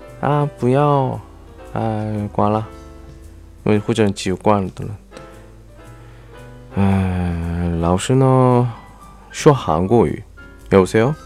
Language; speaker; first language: Chinese; non-native, learner; Korean